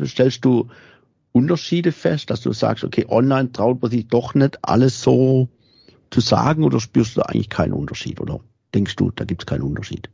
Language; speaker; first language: German; native; German